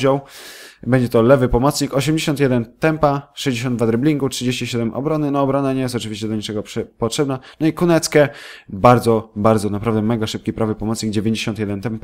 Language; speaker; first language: Polish; native; Polish